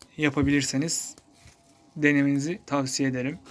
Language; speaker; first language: Turkish; native; Turkish